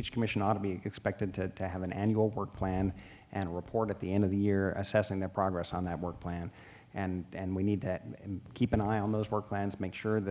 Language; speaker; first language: English; native; English